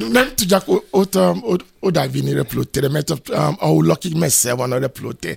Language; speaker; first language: Hungarian; non-native, fluent; Yoruba